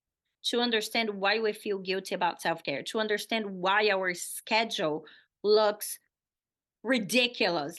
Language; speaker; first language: English; non-native, fluent; Portuguese